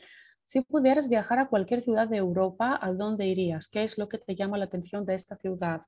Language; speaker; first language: Spanish; non-native, fluent; Greek